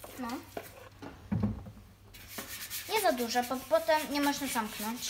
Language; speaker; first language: Polish; early bilingual, heritage; Polish